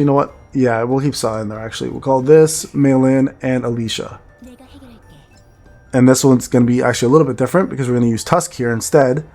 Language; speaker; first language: English; native; English